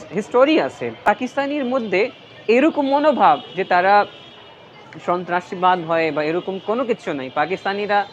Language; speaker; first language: Bangla; non-native, fluent; Urdu